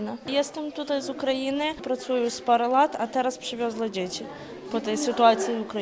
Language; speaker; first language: Polish; non-native, learner; Ukrainian